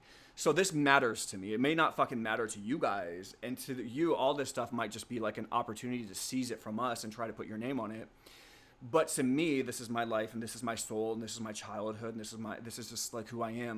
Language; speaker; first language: English; native; English